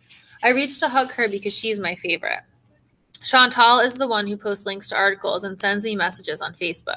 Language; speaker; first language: English; native; English